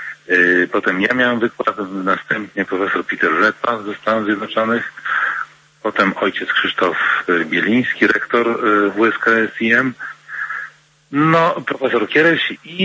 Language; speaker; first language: Polish; native; Polish